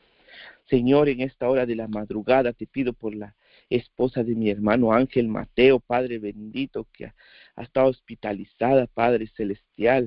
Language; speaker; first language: Spanish; native; Spanish